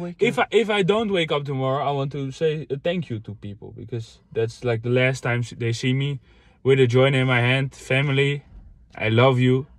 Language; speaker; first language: English; non-native, fluent; Dutch